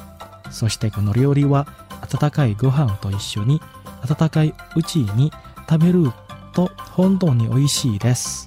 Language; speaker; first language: Japanese; non-native, fluent; Indonesian